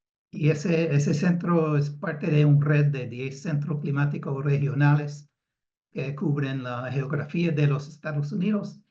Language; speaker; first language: Spanish; non-native, fluent; English